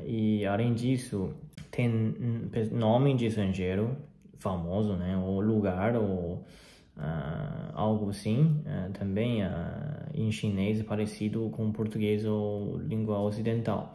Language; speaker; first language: Portuguese; non-native, fluent; Chinese